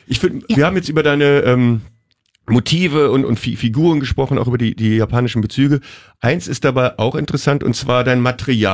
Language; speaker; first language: German; native; German